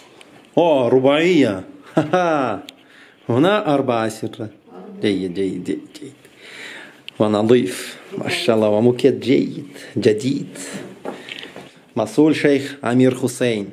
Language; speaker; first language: Arabic; non-native, local second language; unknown